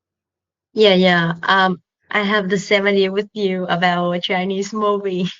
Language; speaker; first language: English; non-native, learner; Vietnamese